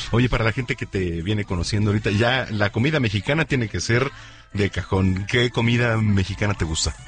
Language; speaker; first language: Spanish; native; Spanish